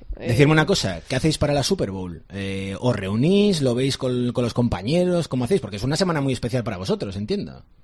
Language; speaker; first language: Spanish; native; Spanish